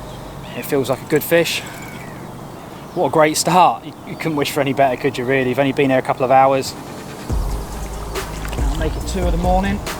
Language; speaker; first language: English; native; English